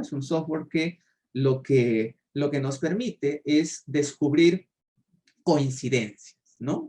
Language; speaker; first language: Spanish; native; Spanish